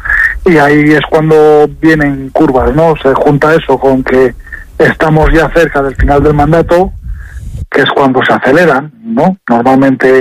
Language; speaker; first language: Spanish; native; Spanish